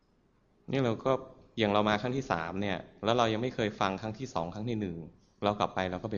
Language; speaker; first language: Thai; native; Thai